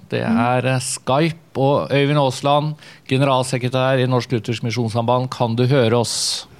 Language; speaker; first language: Norwegian; native; Norwegian